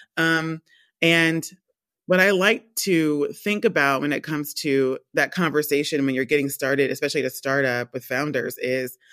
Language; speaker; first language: English; native; English